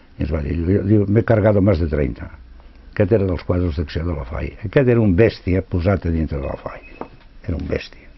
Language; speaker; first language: Catalan; non-native, local second language; Spanish